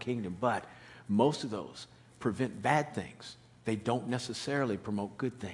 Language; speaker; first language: English; native; English